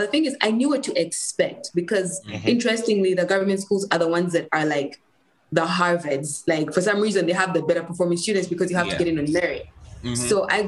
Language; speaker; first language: English; non-native, local second language; Ganda